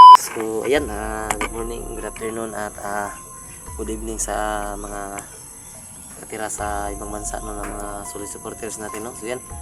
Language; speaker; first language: Filipino; non-native, local second language; Cebuano